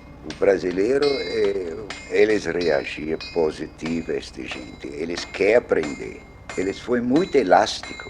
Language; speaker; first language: Portuguese; non-native, learner; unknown